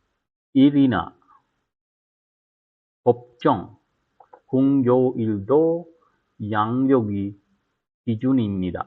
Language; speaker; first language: Korean; non-native, fluent; Sinhala